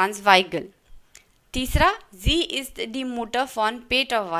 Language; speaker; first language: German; non-native, fluent; Hindi